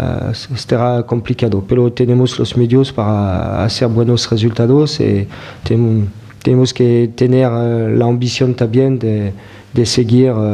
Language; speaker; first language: Spanish; non-native, fluent; French